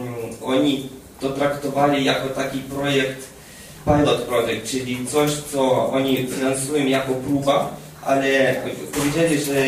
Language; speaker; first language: Polish; non-native, fluent; Ukrainian